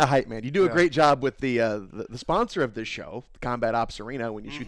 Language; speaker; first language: English; native; English